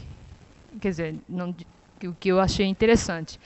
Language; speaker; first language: Portuguese; non-native, fluent; Japanese